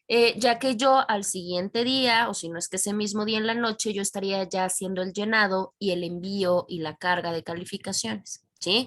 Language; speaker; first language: Spanish; native; Spanish